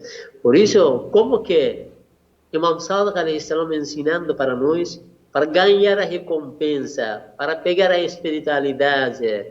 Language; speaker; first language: Portuguese; non-native, learner; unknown